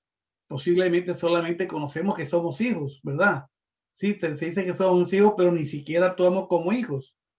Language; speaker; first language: Spanish; native; Spanish